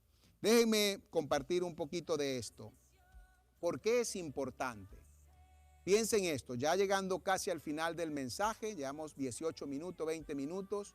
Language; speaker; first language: Spanish; native; Spanish